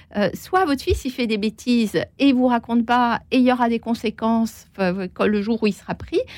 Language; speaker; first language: French; native; French